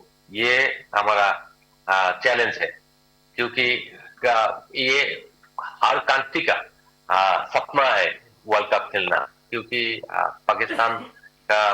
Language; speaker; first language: Hindi; non-native, learner; Bangla